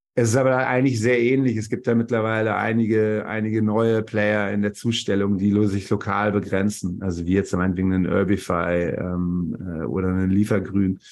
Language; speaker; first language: German; native; German